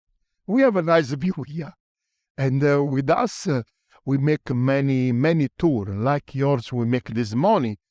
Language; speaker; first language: English; non-native, learner; Italian